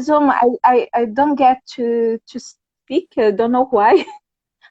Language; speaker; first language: English; non-native, fluent; Portuguese